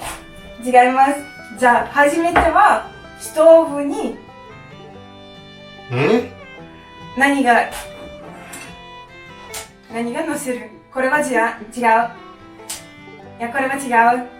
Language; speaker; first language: Japanese; non-native, fluent; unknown